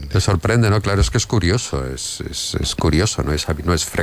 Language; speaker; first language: Spanish; native; Spanish